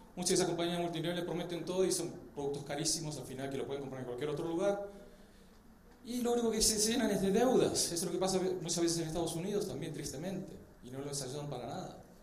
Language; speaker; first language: Spanish; early bilingual, other home language; Korean